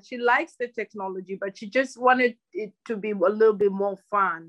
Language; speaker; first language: English; non-native, local second language; Luyia